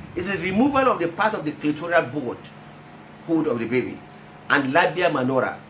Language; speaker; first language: English; non-native, local second language; Yoruba